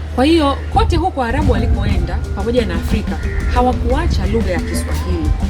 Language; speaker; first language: Swahili; native; Swahili